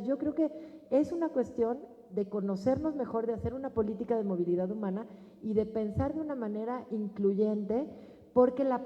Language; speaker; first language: Spanish; native; Spanish